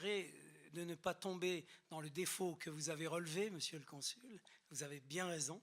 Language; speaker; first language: French; native; French